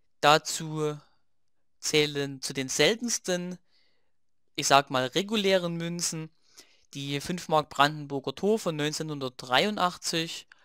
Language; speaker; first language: German; native; German